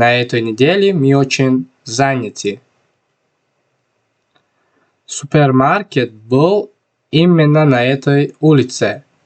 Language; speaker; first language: Russian; non-native, local second language; Tajik